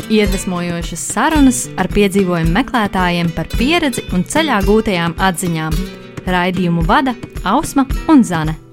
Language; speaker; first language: Latvian; native; Latvian